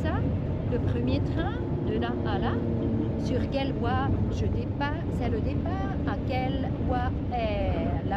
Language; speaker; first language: French; non-native, local second language; German